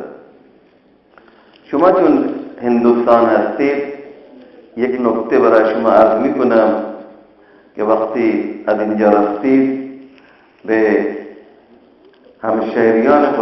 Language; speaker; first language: Persian; non-native, fluent; Urdu